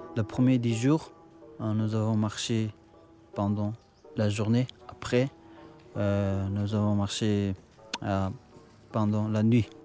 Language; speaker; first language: French; non-native, learner; Tibetan